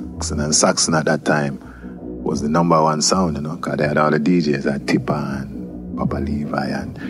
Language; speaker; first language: English; native; English